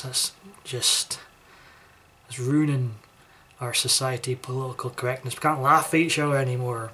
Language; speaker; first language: English; native; English